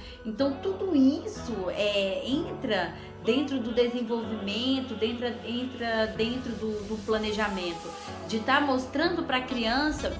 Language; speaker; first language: Portuguese; native; Portuguese